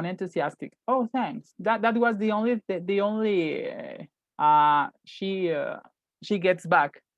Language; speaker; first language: English; non-native, fluent; Spanish